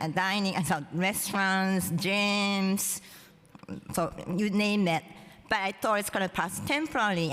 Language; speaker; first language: English; non-native, fluent; Japanese